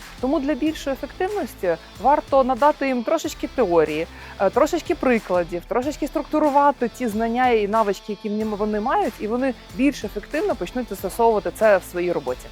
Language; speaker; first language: Ukrainian; native; Ukrainian